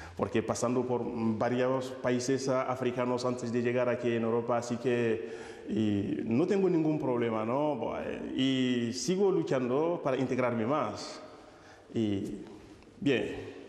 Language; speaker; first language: Spanish; non-native, fluent; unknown